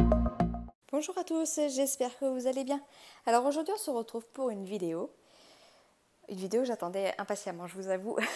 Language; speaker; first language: French; native; French